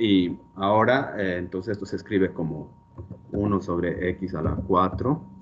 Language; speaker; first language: Spanish; native; Spanish